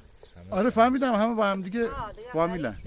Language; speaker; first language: Persian; native; Persian